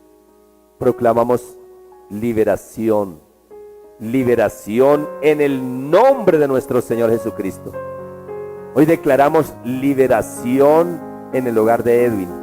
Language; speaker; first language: Spanish; native; Spanish